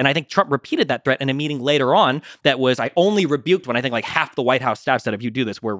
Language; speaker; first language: English; native; English